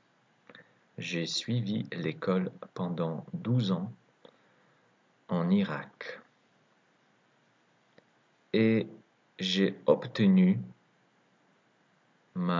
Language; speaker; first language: French; native; French